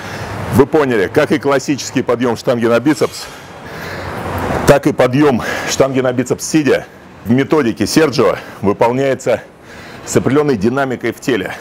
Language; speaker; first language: Russian; native; Russian